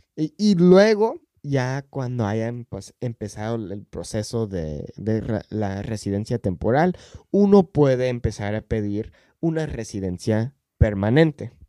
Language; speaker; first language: Spanish; non-native, fluent; English